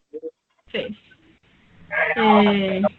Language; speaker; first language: English; non-native, learner; Spanish